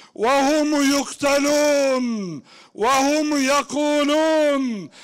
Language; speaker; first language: Arabic; non-native, fluent; Turkish